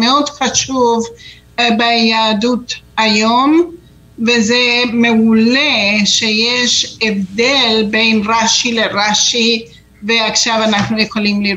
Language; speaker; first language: Hebrew; non-native, fluent; Spanish